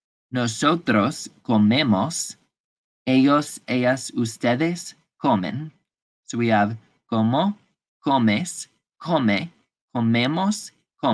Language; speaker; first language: Spanish; non-native, fluent; English